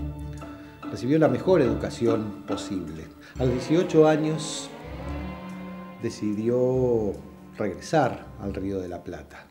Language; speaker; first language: Spanish; native; Spanish